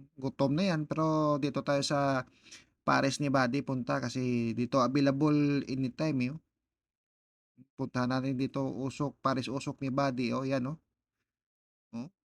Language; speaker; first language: Filipino; non-native, local second language; Hiligaynon